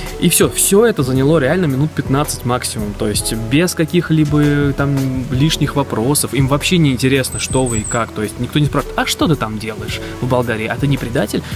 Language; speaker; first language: Russian; native; Russian